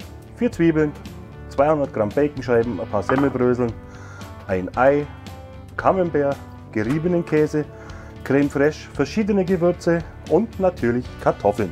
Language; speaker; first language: German; native; German